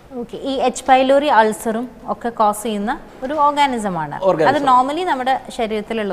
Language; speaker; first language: Malayalam; native; Malayalam